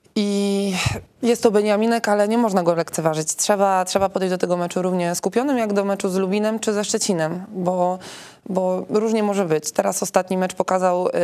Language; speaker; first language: Polish; native; Polish